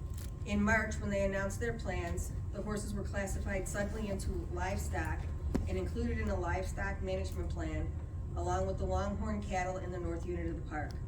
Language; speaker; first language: English; native; English